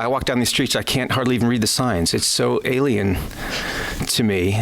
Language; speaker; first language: English; native; English